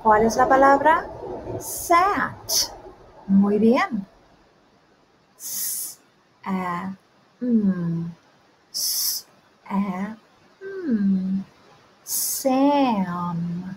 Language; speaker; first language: Spanish; early bilingual, heritage; Spanish